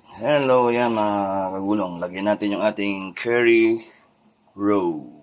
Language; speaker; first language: Filipino; native; Filipino